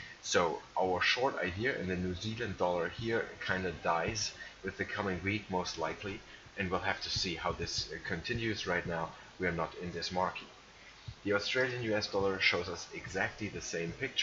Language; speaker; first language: English; non-native, fluent; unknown